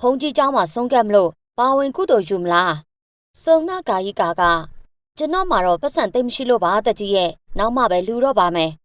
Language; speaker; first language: Burmese; native; Burmese